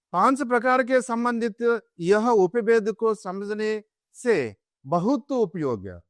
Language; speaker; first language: Hindi; non-native, local second language; Telugu